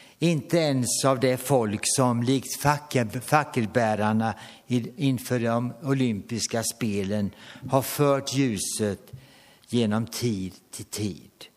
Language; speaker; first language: Swedish; native; Swedish